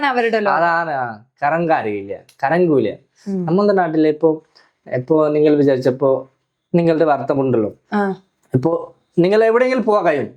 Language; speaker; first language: Malayalam; non-native, local second language; Bangla